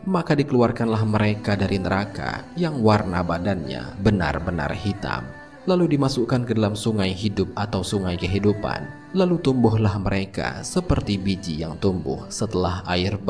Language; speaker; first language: Indonesian; native; Indonesian